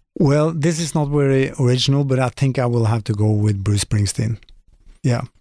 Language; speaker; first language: English; non-native, fluent; Norwegian